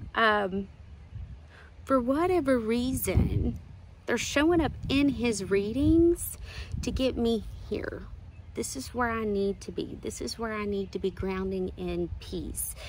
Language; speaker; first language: English; native; English